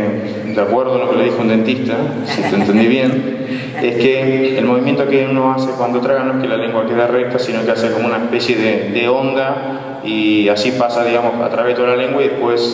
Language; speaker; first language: Spanish; native; Spanish